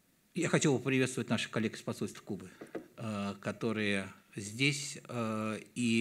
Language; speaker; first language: Russian; native; Russian